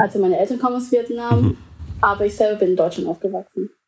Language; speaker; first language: German; early bilingual, other home language; Vietnamese